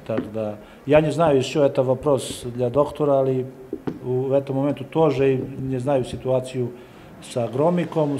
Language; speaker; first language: Russian; non-native, learner; Serbian